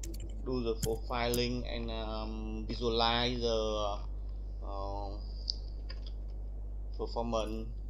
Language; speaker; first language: English; non-native, learner; Vietnamese